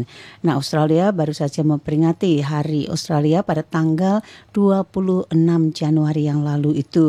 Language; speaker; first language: Indonesian; native; Indonesian